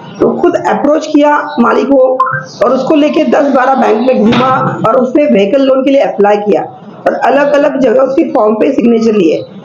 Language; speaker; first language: Hindi; non-native, local second language; Marathi